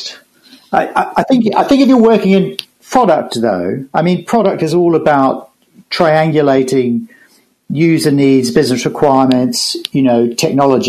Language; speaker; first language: English; native; English